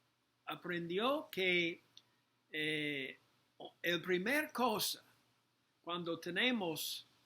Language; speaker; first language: Spanish; non-native, learner; English